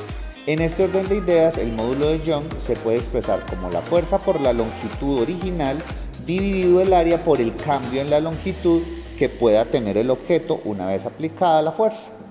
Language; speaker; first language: Spanish; native; Spanish